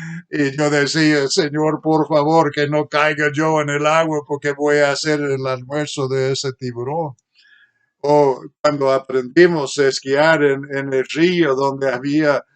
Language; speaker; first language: Spanish; non-native, fluent; English